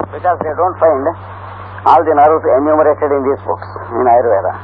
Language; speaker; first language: English; non-native, local second language; Telugu